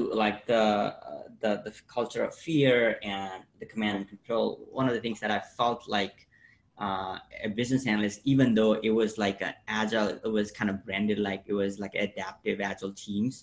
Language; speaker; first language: English; non-native, local second language; Nepali